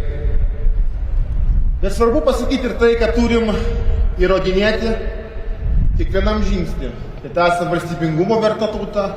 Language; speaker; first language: Lithuanian; native; Lithuanian